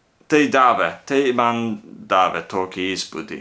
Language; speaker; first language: Lithuanian; non-native, learner; Japanese